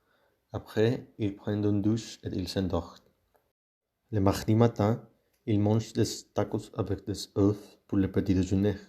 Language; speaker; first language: French; non-native, learner; Spanish